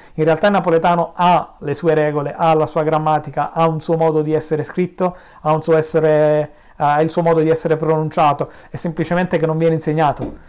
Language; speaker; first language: Italian; native; Italian